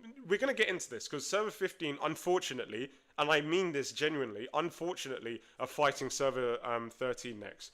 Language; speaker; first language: English; native; English